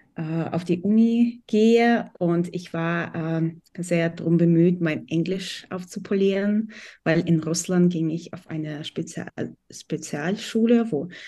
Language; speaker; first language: German; non-native, fluent; Russian